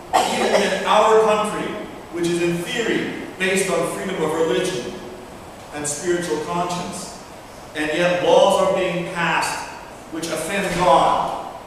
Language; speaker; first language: English; early bilingual, other home language; Russian